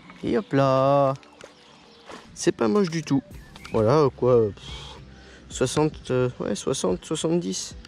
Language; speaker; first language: French; native; French